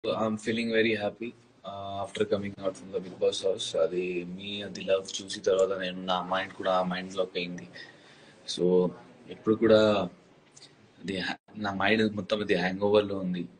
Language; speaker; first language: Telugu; non-native, learner; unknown